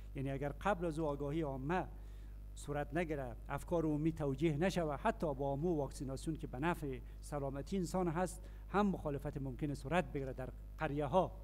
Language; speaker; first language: Persian; native; Persian